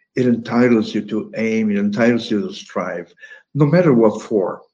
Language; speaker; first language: English; non-native, fluent; Italian